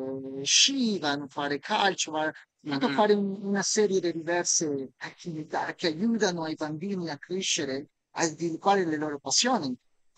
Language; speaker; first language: Italian; non-native, fluent; Spanish